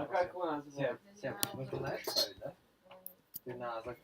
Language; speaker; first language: Russian; native; Russian